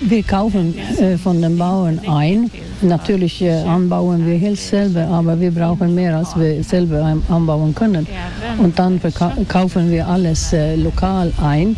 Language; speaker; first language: German; non-native, fluent; Swedish